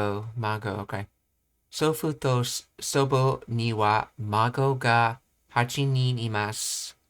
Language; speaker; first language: Japanese; non-native, learner; English